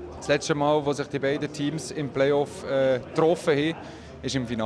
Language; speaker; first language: German; native; German